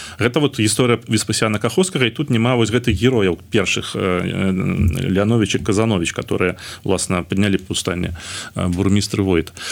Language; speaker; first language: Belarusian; non-native, local second language; Russian